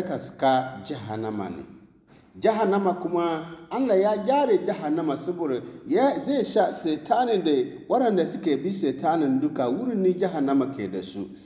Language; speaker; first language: Hausa; non-native, local second language; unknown